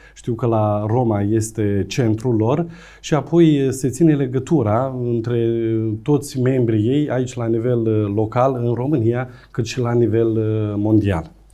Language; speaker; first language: Romanian; native; Romanian